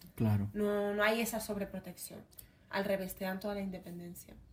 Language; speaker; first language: Spanish; early bilingual, other home language; Arabic